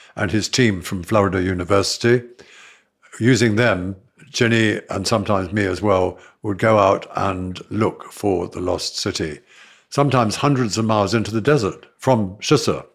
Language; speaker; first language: English; native; English